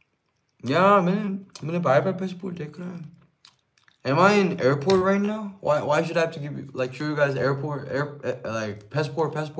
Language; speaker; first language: English; non-native, learner; Korean